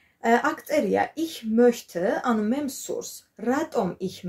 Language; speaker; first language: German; non-native, fluent; Georgian